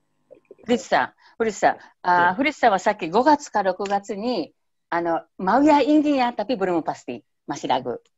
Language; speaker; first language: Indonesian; non-native, fluent; Japanese